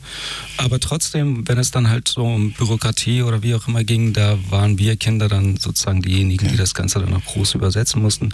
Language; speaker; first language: German; early bilingual, other home language; Persian